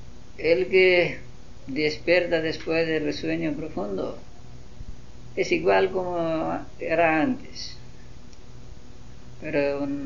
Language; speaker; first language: Spanish; non-native, learner; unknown